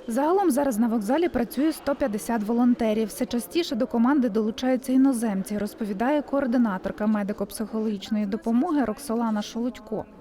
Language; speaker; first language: Ukrainian; native; Ukrainian